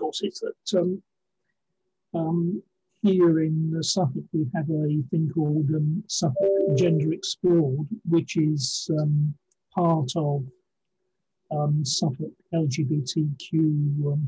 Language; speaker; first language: English; native; English